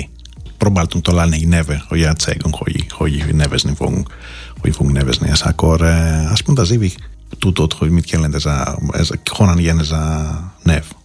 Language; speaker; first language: Hungarian; non-native, fluent; Greek